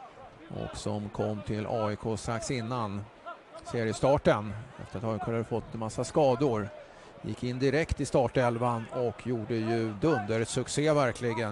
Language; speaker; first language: Swedish; native; Swedish